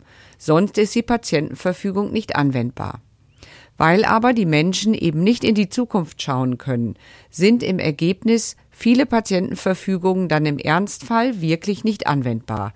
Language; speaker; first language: German; native; German